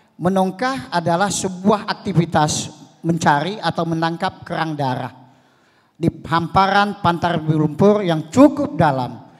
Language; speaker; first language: Indonesian; native; Indonesian